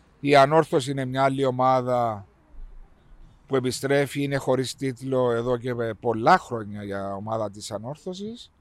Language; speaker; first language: Greek; non-native, learner; Serbian